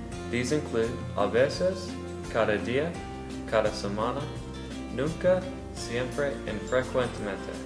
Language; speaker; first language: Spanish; non-native, learner; English